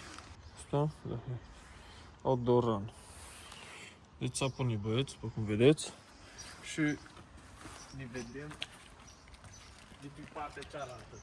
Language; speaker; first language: Romanian; native; Romanian